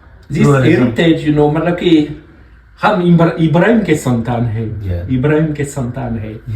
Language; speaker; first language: Hindi; non-native, learner; French